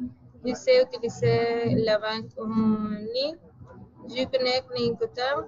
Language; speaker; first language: French; non-native, learner; Spanish